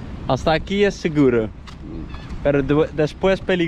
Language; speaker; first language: Spanish; non-native, learner; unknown